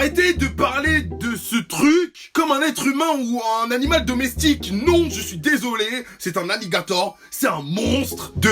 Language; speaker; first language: French; native; French